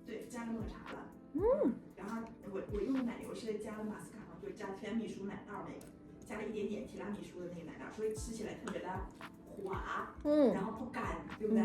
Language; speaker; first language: Chinese; native; Chinese